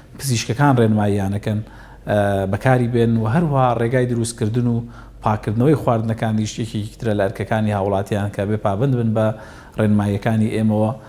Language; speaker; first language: Central Kurdish; native; Central Kurdish